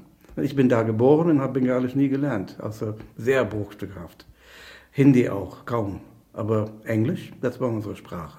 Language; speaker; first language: German; non-native, fluent; English